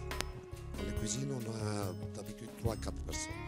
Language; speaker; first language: French; non-native, fluent; Italian